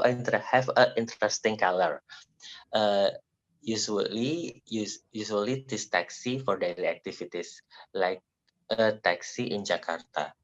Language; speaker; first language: English; non-native, learner; Indonesian